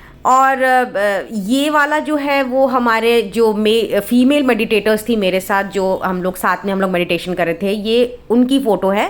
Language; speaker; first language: Hindi; native; Hindi